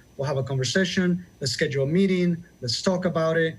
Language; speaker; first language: English; early bilingual, other home language; Spanish